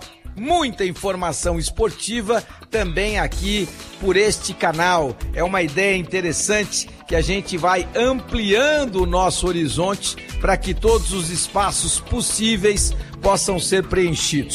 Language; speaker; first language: Portuguese; native; Portuguese